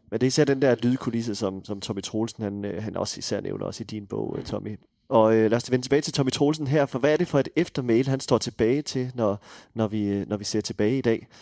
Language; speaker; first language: Danish; native; Danish